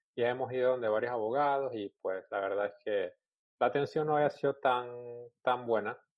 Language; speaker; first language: Spanish; native; Spanish